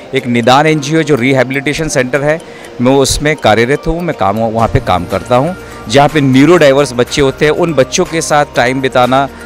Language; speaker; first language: Hindi; native; Hindi